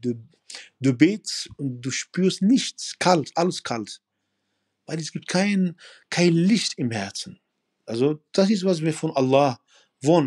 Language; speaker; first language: German; non-native, fluent; Arabic